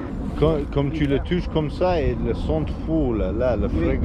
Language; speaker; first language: French; non-native, learner; English